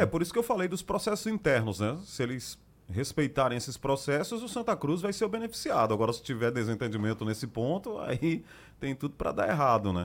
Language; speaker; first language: Portuguese; native; Portuguese